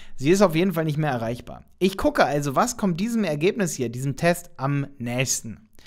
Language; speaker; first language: German; native; German